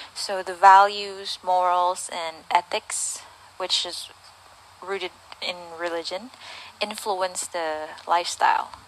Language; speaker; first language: English; native; English